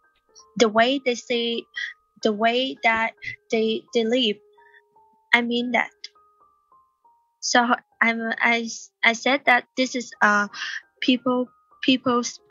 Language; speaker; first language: English; non-native, learner; Vietnamese